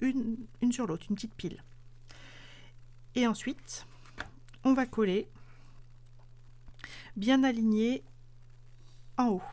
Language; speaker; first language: French; native; French